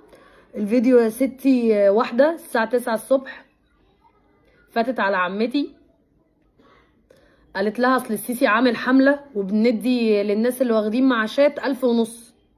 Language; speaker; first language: Arabic; native; Arabic